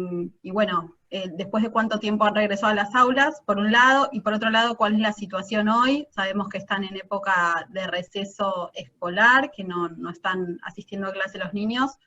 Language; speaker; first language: Spanish; native; Spanish